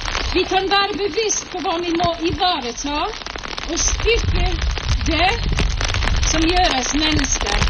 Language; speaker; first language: Norwegian; non-native, fluent; English